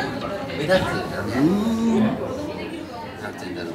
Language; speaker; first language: Japanese; native; Japanese